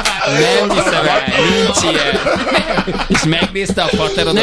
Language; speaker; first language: Hungarian; native; Hungarian